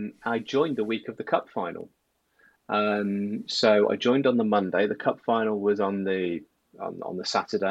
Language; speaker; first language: English; native; English